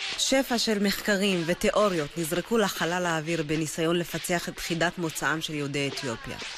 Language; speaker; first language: Hebrew; native; Hebrew